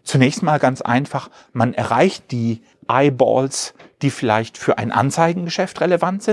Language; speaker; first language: German; native; German